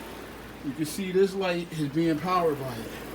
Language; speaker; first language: English; native; English